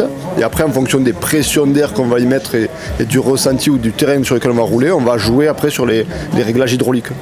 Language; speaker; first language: French; native; French